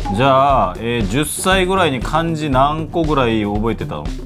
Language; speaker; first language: Japanese; non-native, fluent; Korean